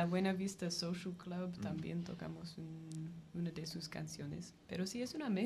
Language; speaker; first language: Spanish; non-native, fluent; English